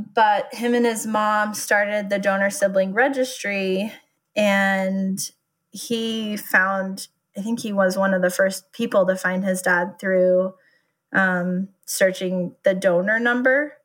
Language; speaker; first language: English; native; English